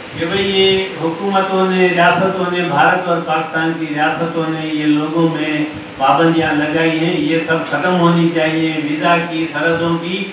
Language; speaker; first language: Urdu; non-native, local second language; Sindhi